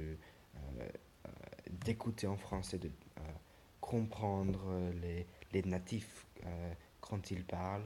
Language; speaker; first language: French; non-native, learner; English